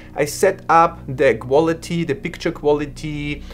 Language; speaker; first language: English; non-native, fluent; German